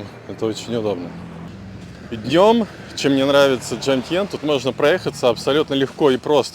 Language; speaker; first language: Russian; native; Russian